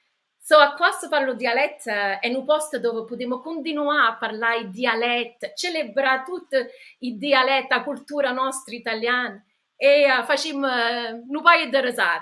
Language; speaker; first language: Italian; early bilingual, heritage; English